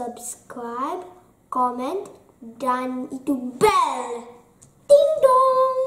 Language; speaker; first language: Indonesian; non-native, learner; English